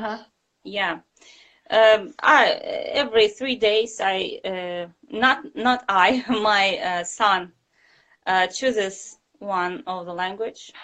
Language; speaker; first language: English; non-native, fluent; Russian